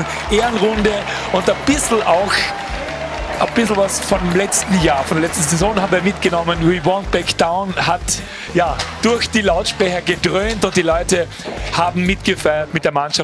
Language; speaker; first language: German; native; German